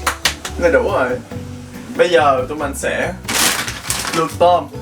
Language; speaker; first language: Vietnamese; native; Vietnamese